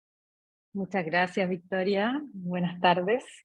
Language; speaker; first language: Spanish; native; Spanish